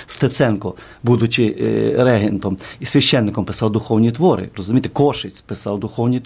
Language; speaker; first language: Ukrainian; native; Ukrainian